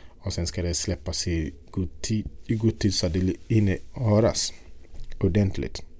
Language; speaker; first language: Swedish; non-native, fluent; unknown